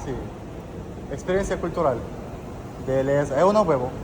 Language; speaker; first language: Portuguese; non-native, learner; Russian